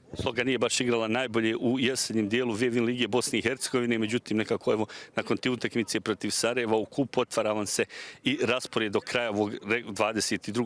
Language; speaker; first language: Bosnian; native; Bosnian